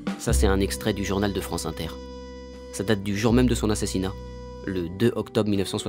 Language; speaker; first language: French; native; French